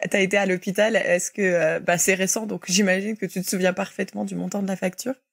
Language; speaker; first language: French; native; French